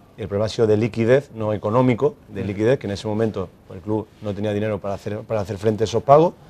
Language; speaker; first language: Spanish; native; Spanish